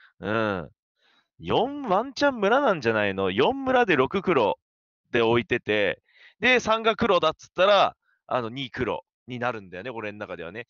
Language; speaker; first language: Japanese; native; Japanese